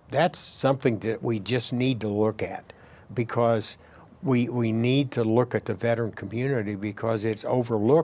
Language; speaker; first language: English; native; English